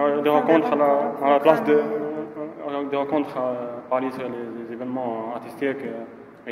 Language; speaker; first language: French; non-native, learner; Arabic